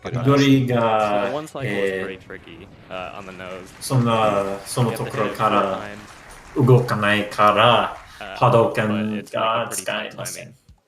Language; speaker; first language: Japanese; non-native, learner; English